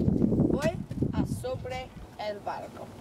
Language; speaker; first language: Spanish; non-native, learner; English